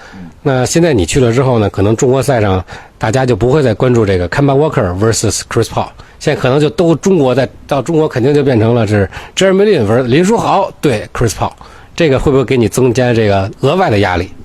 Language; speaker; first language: Chinese; native; Chinese